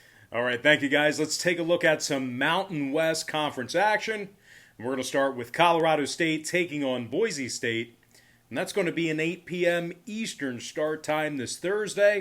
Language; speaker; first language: English; native; English